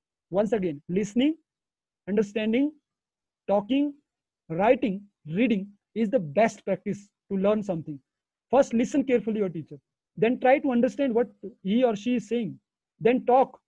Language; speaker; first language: English; non-native, local second language; Hindi